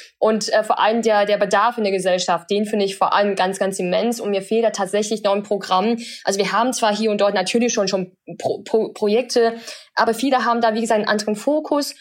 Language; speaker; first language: German; early bilingual, other home language; Chinese